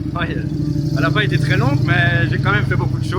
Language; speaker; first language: French; native; French